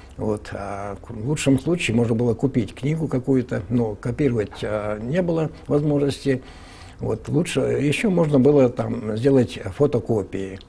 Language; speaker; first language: Russian; non-native, local second language; Ingush